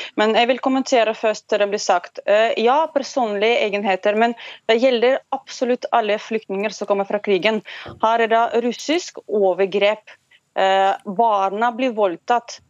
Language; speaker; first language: Norwegian; non-native, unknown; Russian